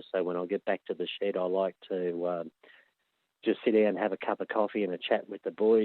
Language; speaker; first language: English; native; English